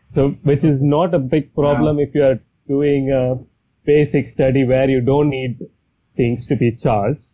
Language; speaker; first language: English; non-native, local second language; Tamil